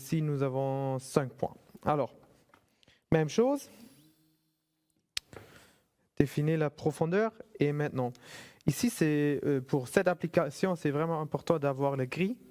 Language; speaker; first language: French; non-native, fluent; German